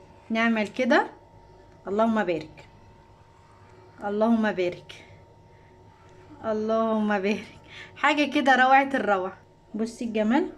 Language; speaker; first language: Arabic; native; Arabic